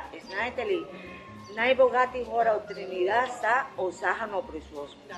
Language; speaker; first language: Bulgarian; non-native, learner; Spanish